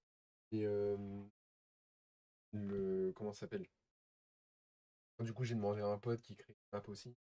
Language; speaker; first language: French; native; French